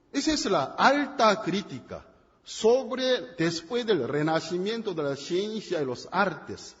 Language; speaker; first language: Spanish; non-native, fluent; Korean